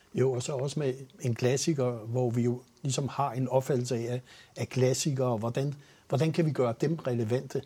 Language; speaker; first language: Danish; native; Danish